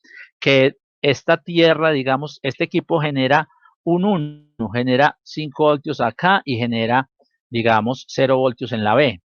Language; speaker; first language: Spanish; native; Spanish